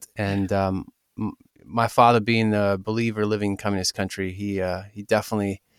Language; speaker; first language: English; early bilingual, other home language; Russian